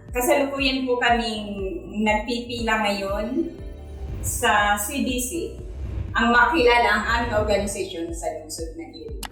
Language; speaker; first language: Filipino; non-native, local second language; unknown